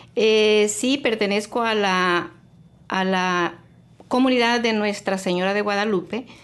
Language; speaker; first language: Spanish; native; Spanish